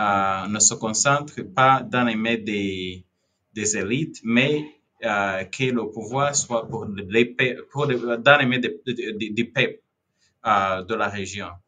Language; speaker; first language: French; non-native, fluent; Kinyarwanda